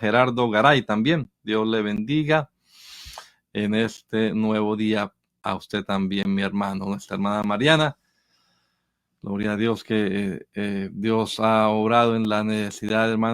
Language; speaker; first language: Spanish; native; Spanish